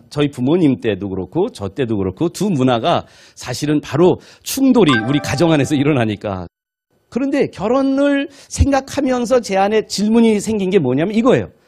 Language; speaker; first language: Korean; native; Korean